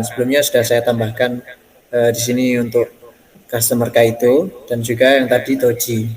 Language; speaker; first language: Indonesian; native; Indonesian